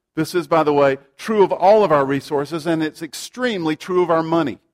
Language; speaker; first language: English; native; English